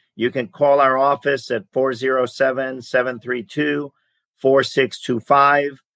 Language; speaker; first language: English; early bilingual, other home language; Greek